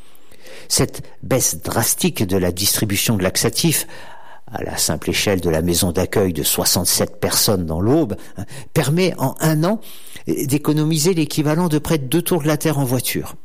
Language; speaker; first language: French; native; French